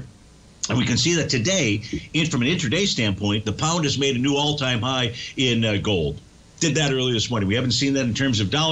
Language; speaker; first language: English; native; English